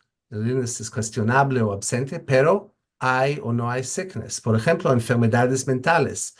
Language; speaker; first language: Spanish; non-native, fluent; English